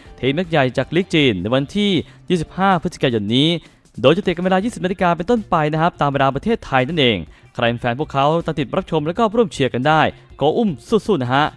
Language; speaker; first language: Thai; native; Thai